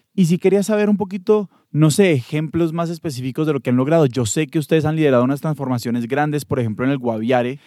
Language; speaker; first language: Spanish; native; Spanish